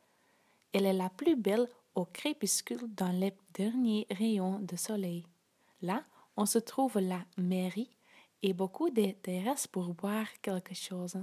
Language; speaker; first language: French; non-native, learner; Dutch